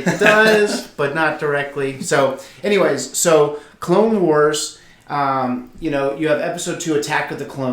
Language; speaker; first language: English; native; English